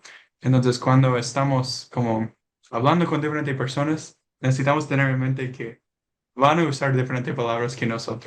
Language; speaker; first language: Spanish; non-native, learner; English